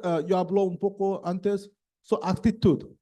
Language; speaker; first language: Spanish; non-native, learner; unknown